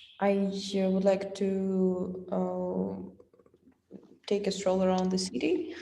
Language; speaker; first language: English; non-native, fluent; Russian